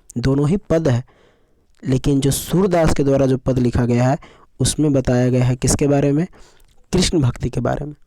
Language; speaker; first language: Hindi; native; Hindi